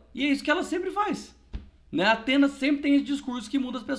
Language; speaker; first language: Portuguese; native; Portuguese